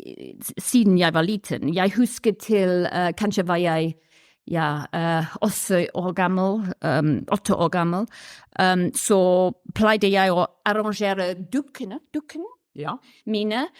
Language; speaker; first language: Norwegian; non-native, fluent; English